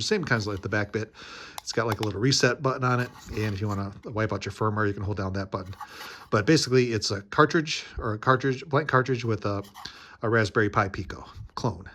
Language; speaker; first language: English; native; English